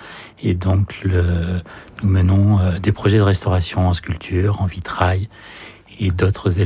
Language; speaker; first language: French; native; French